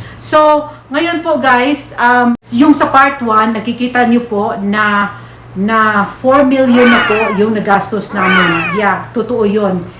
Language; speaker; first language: Filipino; non-native, local second language; Cebuano